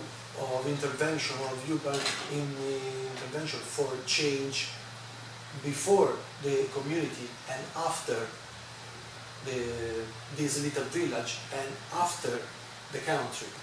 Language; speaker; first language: English; non-native, learner; Italian